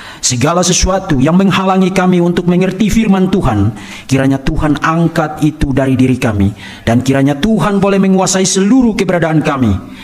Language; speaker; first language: Indonesian; native; Indonesian